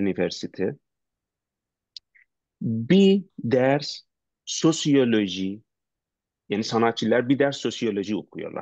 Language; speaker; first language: Turkish; non-native, learner; Persian